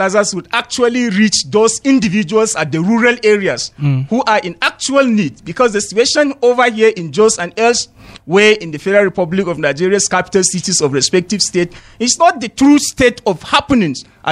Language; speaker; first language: English; non-native, local second language; Hausa